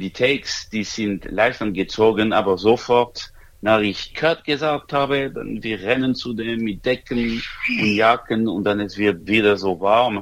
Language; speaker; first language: German; non-native, local second language; French